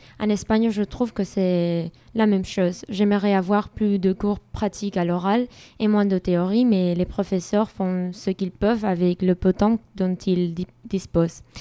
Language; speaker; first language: French; non-native, fluent; Spanish